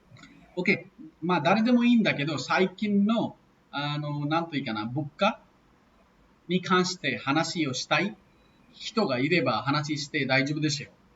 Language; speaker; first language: Japanese; non-native, fluent; Hindi